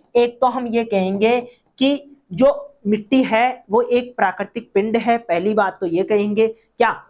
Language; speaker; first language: Hindi; non-native, local second language; Rajasthani